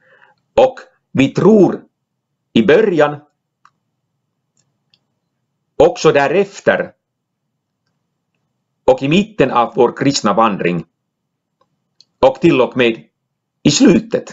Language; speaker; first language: Swedish; non-native, local second language; Finnish